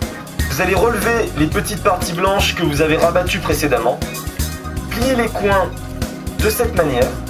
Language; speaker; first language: French; native; French